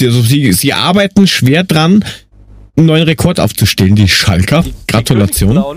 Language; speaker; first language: German; native; German